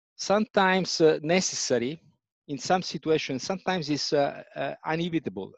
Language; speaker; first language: English; non-native, fluent; Italian